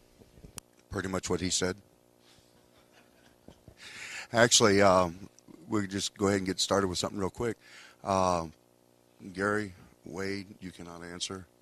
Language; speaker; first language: English; native; English